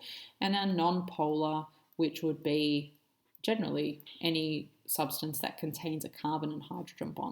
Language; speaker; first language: English; native; English